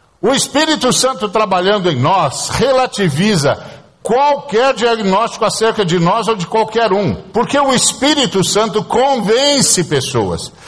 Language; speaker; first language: Portuguese; native; Portuguese